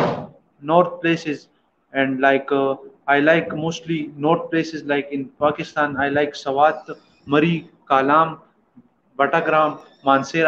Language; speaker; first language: English; non-native, learner; Pashto